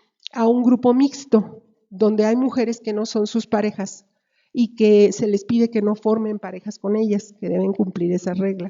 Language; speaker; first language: Spanish; native; Spanish